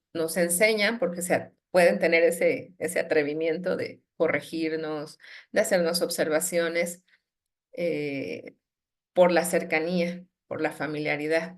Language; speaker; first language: Spanish; native; Spanish